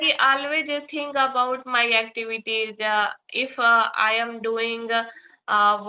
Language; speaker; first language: English; non-native, learner; Hindi